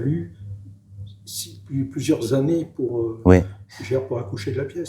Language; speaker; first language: French; native; French